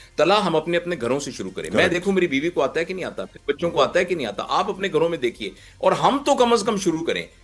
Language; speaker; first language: Urdu; non-native, local second language; Punjabi